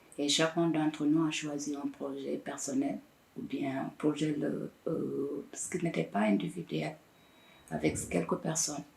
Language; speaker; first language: French; non-native, local second language; Wolof